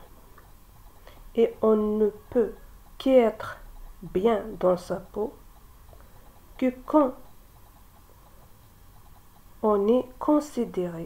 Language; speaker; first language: French; non-native, local second language; Kabyle